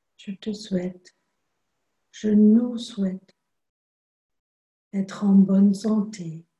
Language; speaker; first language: French; non-native, fluent; German